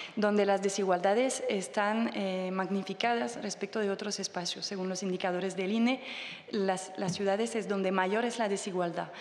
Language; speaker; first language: Spanish; non-native, fluent; French